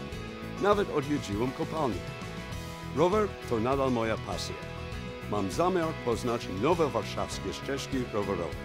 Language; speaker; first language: Polish; non-native, fluent; English